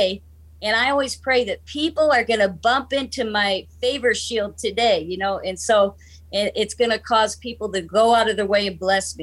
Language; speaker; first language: English; native; English